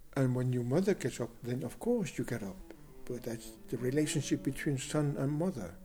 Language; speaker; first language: English; non-native, fluent; Kalaallisut